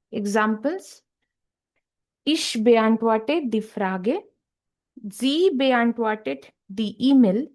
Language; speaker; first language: German; non-native, fluent; Hindi